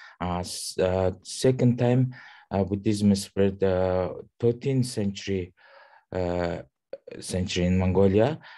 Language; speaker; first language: English; non-native, learner; Mongolian